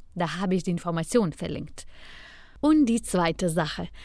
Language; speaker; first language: German; non-native, fluent; Lithuanian